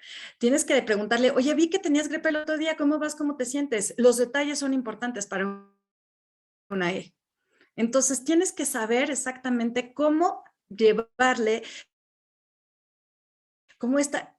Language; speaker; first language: Spanish; native; Spanish